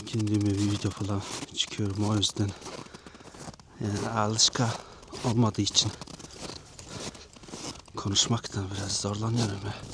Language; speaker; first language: Turkish; non-native, learner; Mongolian